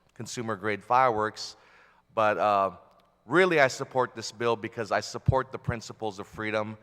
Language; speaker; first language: English; early bilingual, other home language; Filipino